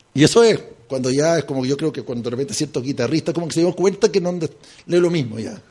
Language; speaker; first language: Spanish; early bilingual, heritage; Spanish